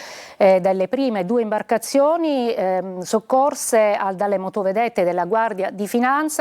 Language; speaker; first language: Italian; native; Italian